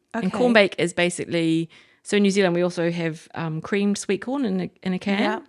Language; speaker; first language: English; native; English